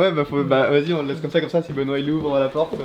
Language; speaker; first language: French; native; French